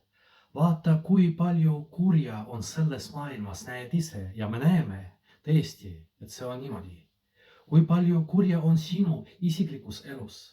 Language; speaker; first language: Estonian; non-native, fluent; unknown